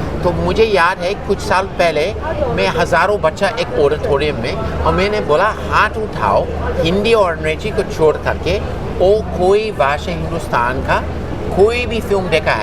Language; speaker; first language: Hindi; non-native, learner; English